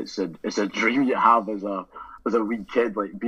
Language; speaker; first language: English; native; English